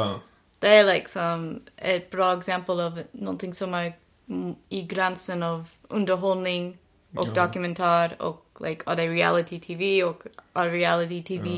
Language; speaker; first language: Swedish; non-native, learner; English